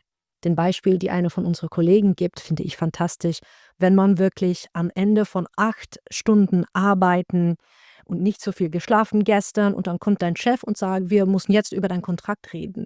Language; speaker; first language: German; non-native, learner; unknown